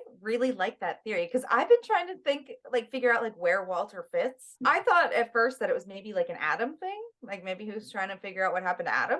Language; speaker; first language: English; native; English